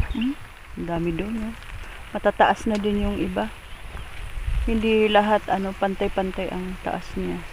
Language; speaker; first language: Filipino; non-native, local second language; Waray